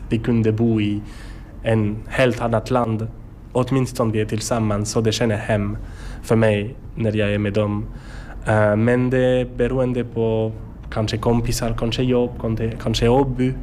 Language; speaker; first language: Swedish; non-native, learner; French